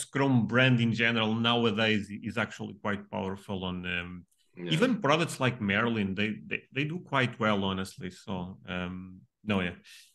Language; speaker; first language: English; non-native, fluent; Portuguese